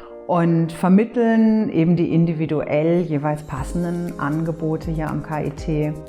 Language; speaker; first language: German; native; German